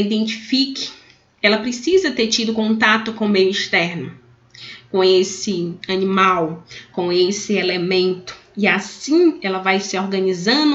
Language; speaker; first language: Portuguese; native; Portuguese